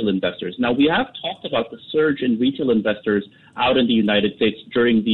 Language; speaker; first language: English; non-native, local second language; Filipino